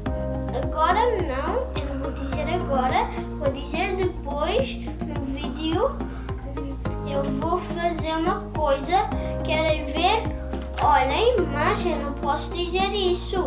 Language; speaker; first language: Portuguese; early bilingual, other home language; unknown